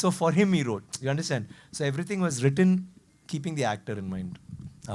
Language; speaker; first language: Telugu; non-native, learner; Tamil